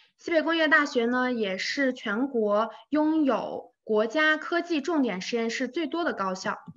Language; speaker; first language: Chinese; native; Chinese